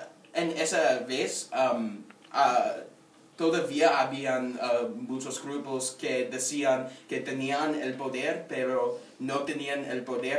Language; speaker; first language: Spanish; non-native, learner; English